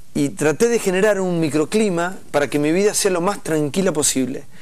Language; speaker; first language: Spanish; native; Spanish